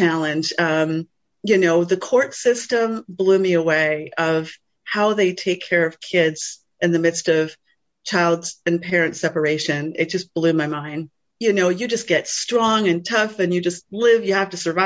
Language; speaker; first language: English; native; English